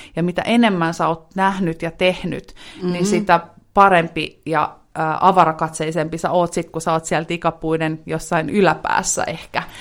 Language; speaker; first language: Finnish; native; Finnish